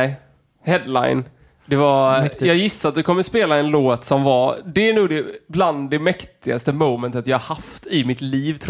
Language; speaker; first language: Swedish; native; Swedish